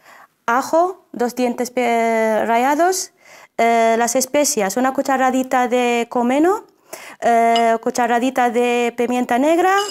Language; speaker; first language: Spanish; non-native, fluent; Arabic